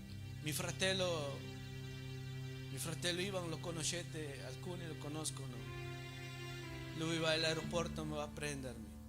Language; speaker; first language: Italian; non-native, fluent; Spanish